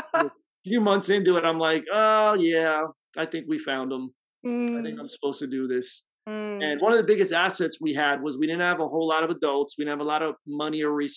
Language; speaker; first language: English; native; English